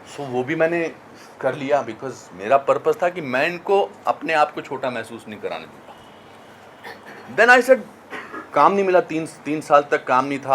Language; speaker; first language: Hindi; native; Hindi